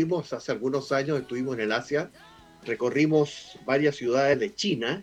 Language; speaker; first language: Spanish; native; Spanish